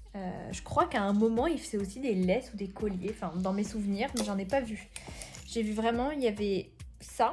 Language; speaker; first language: French; native; French